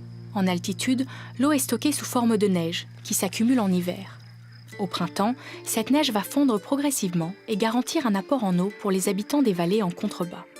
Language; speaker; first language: French; native; French